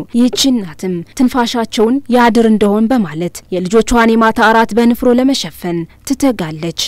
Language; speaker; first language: Amharic; non-native, local second language; Tigrinya